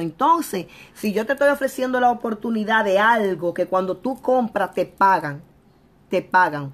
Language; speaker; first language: Spanish; native; Spanish